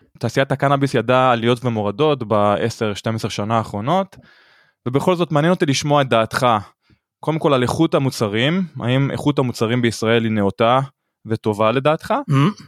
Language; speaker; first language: Hebrew; native; Hebrew